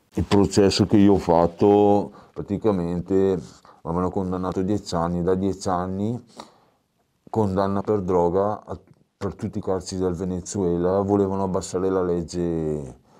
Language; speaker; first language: Italian; native; Italian